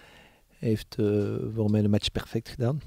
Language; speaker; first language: Dutch; non-native, local second language; French